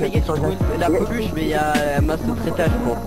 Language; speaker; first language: French; native; French